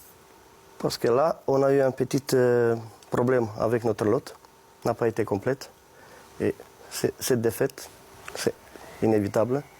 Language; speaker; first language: French; non-native, fluent; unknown